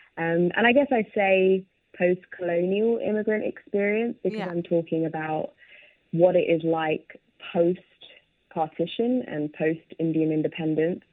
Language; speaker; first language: English; native; English